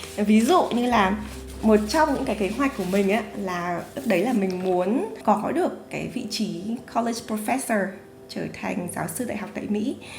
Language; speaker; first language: Vietnamese; native; Vietnamese